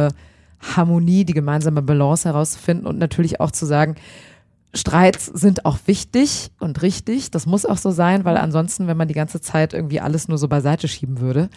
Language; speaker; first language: German; native; German